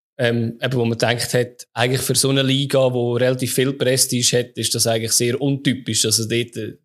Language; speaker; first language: German; native; German